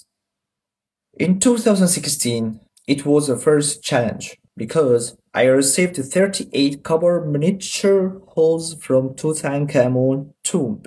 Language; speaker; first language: English; non-native, fluent; Arabic